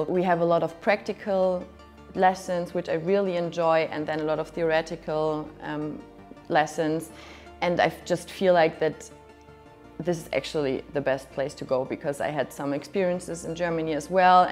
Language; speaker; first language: English; non-native, fluent; German